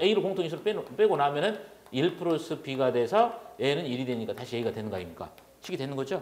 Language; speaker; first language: Korean; native; Korean